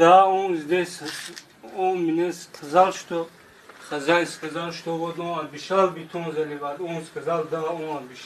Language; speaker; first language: Russian; non-native, learner; Tajik